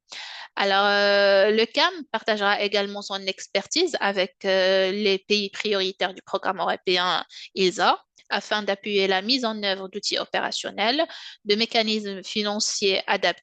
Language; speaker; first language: French; non-native, local second language; Arabic